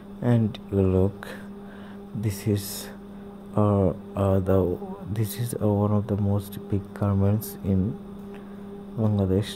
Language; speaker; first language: English; non-native, learner; Bangla